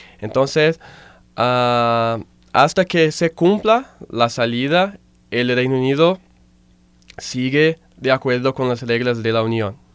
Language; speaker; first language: Spanish; non-native, fluent; Portuguese